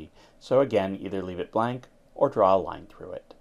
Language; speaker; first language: English; native; English